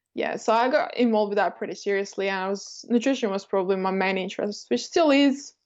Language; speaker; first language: English; early bilingual, other home language; Russian